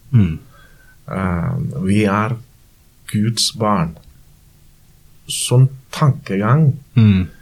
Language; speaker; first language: Norwegian; non-native, fluent; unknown